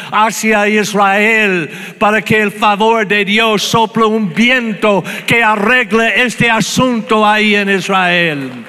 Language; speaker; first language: Spanish; non-native, fluent; English